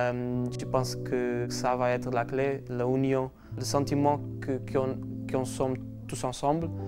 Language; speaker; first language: French; non-native, learner; Portuguese